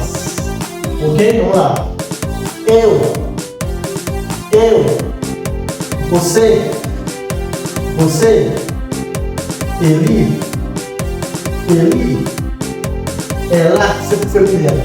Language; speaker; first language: Portuguese; non-native, fluent; Haitian Creole